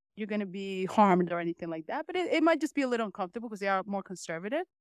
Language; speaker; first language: English; early bilingual, other home language; Spanish